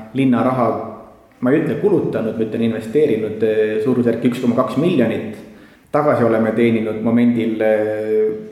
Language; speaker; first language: Estonian; native; Estonian